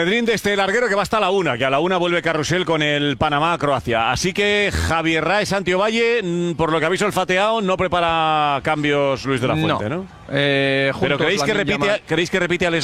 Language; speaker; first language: Spanish; native; Spanish